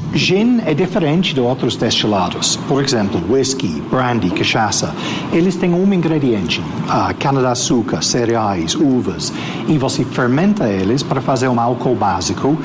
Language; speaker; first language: Portuguese; non-native, fluent; English